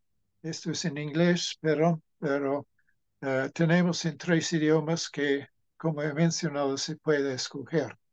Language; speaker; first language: Spanish; non-native, fluent; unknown